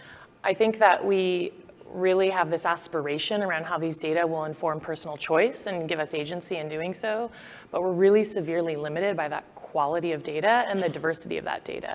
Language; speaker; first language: English; native; English